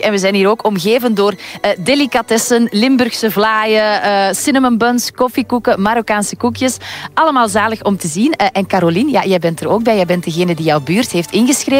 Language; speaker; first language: Dutch; native; Dutch